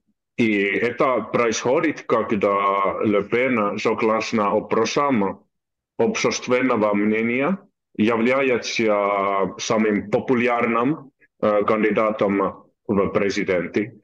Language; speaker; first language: Russian; non-native, learner; Finnish